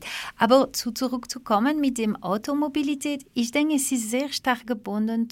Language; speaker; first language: German; non-native, fluent; French